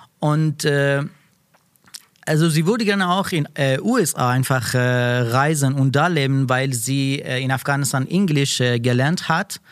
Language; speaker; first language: German; non-native, learner; Persian